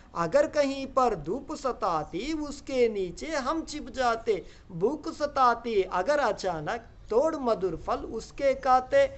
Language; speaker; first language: Hindi; non-native, local second language; Telugu